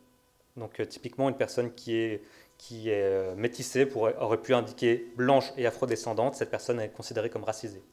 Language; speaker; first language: French; native; French